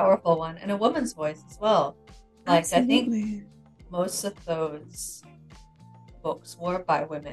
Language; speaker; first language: English; native; English